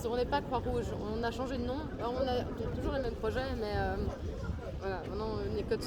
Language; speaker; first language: French; native; French